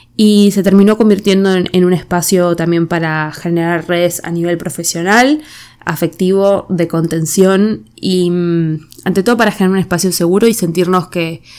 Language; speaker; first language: Spanish; native; Spanish